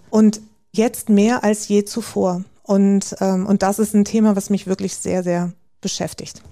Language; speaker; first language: German; native; German